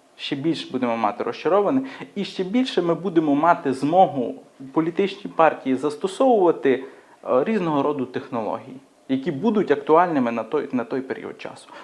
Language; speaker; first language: Ukrainian; native; Ukrainian